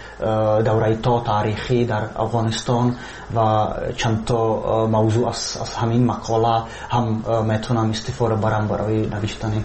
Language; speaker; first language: Persian; non-native, learner; Czech